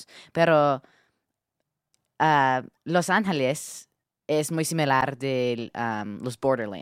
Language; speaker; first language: Spanish; non-native, learner; English